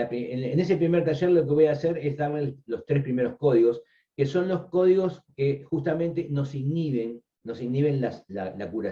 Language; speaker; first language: Spanish; native; Spanish